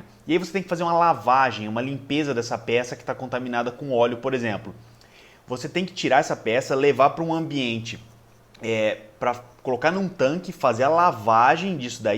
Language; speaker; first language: Portuguese; native; Portuguese